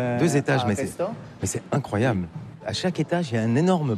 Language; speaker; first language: French; native; French